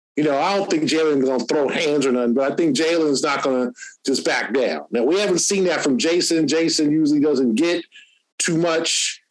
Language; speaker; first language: English; native; English